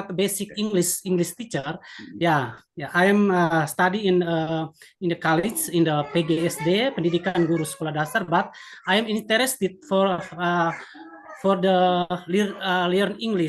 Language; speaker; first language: English; non-native, learner; Indonesian